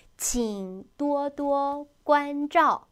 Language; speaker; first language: Chinese; non-native, fluent; Korean